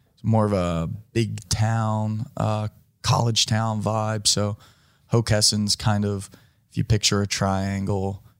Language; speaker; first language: English; native; English